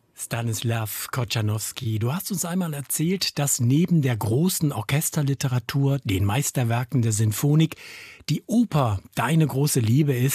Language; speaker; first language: German; native; German